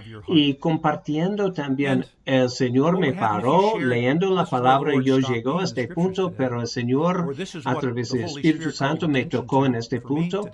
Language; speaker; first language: Spanish; non-native, fluent; English